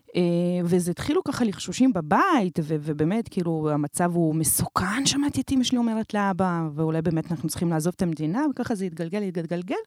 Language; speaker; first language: Hebrew; early bilingual, other home language; Romanian